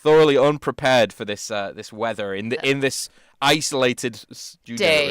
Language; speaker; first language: English; native; English